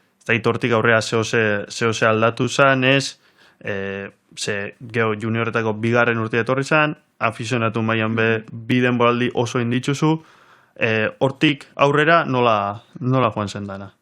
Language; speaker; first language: Basque; native; Basque